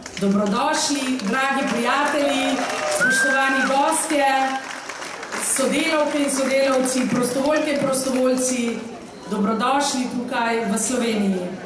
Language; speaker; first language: Slovenian; non-native, fluent; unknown